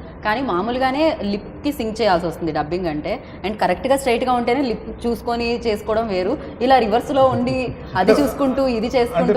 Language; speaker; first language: Telugu; native; Telugu